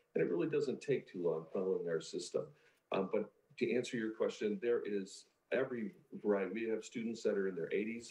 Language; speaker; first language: English; native; English